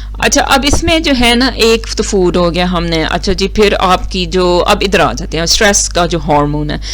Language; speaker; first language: Urdu; non-native, local second language; Punjabi